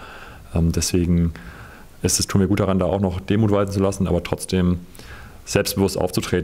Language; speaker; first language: German; native; German